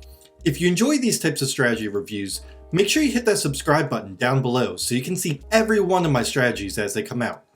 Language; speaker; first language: English; native; English